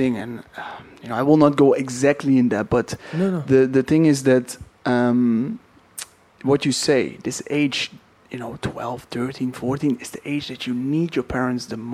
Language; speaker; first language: English; non-native, fluent; Dutch